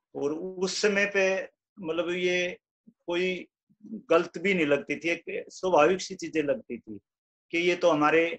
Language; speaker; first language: Hindi; native; Hindi